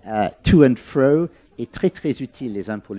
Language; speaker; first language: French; non-native, fluent; English